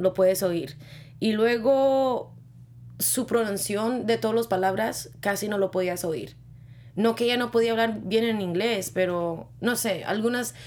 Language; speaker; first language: Spanish; early bilingual, heritage; Spanish